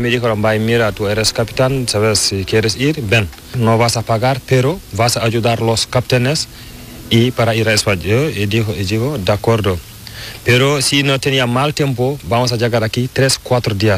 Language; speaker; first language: Spanish; non-native, learner; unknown